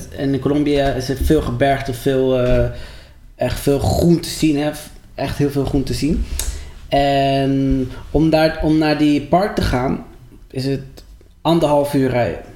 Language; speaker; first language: Dutch; early bilingual, other home language; Spanish